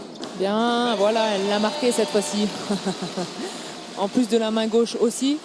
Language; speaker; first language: French; native; French